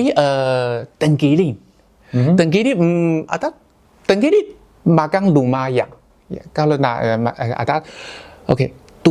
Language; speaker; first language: Indonesian; non-native, learner; Chinese